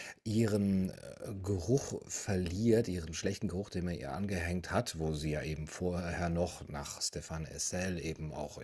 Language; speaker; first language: German; native; German